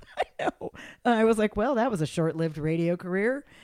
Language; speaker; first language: English; native; English